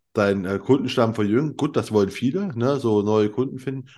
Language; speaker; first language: German; native; German